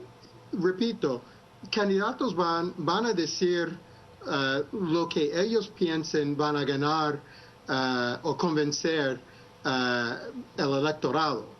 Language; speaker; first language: Spanish; non-native, fluent; English